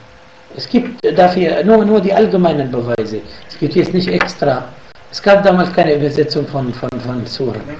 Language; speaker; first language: German; non-native, fluent; Arabic